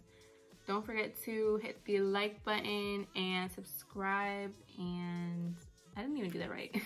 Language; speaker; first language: English; native; English